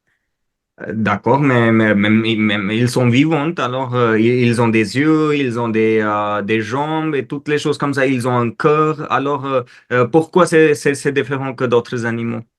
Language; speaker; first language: French; non-native, fluent; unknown